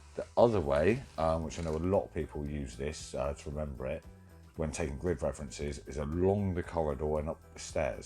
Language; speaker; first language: English; native; English